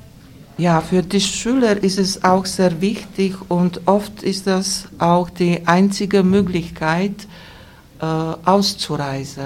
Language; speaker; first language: German; non-native, fluent; Slovak